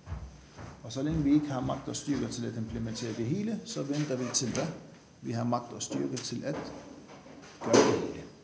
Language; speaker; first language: Danish; non-native, fluent; Arabic